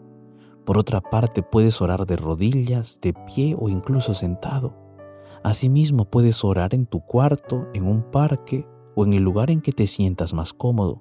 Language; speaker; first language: Spanish; native; Spanish